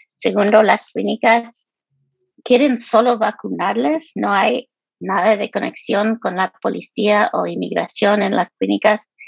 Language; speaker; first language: Spanish; early bilingual, heritage; Spanish